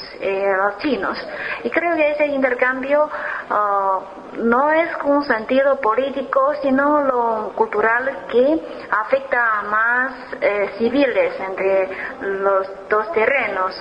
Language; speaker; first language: Spanish; non-native, learner; Chinese